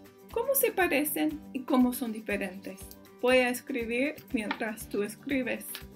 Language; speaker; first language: Spanish; non-native, fluent; English